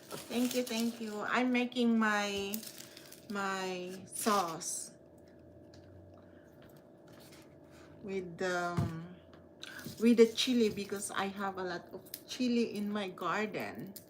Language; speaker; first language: English; non-native, learner; Filipino